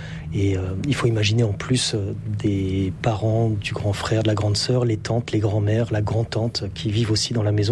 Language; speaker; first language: French; native; French